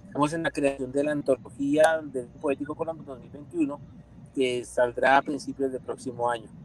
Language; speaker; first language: Spanish; native; Spanish